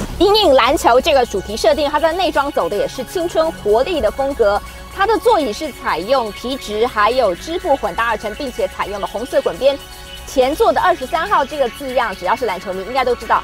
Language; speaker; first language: Chinese; native; Chinese